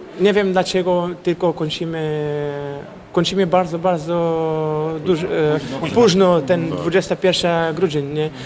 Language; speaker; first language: Polish; non-native, fluent; Portuguese